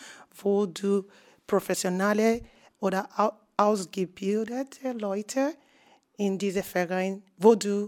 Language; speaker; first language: German; non-native, learner; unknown